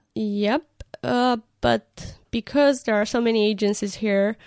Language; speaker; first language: English; non-native, fluent; Romanian